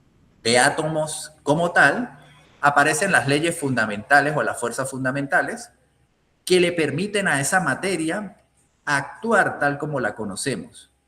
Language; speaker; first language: Spanish; native; Spanish